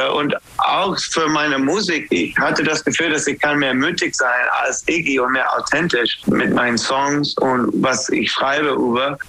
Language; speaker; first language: German; non-native, fluent; English